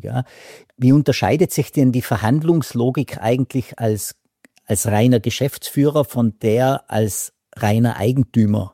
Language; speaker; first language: German; native; German